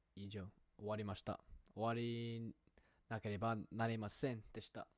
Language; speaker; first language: Japanese; non-native, learner; English